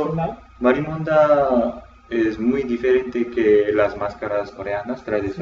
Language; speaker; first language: Spanish; non-native, fluent; Korean